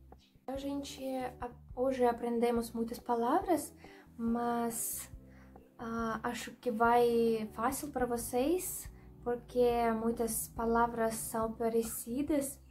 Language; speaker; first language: Portuguese; non-native, fluent; Russian